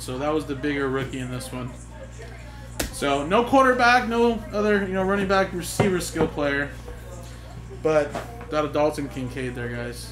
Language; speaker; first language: English; native; English